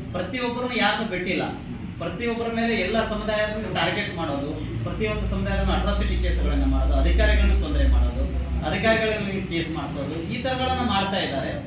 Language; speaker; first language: Kannada; non-native, local second language; Lambadi